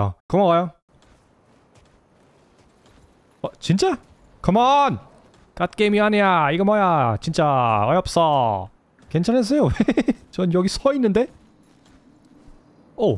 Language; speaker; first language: Korean; non-native, learner; German